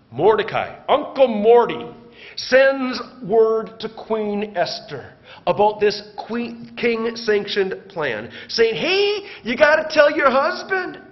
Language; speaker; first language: English; native; English